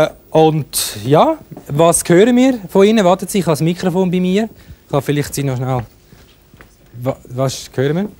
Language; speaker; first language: German; native; German